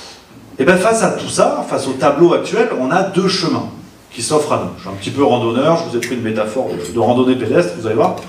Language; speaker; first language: French; native; French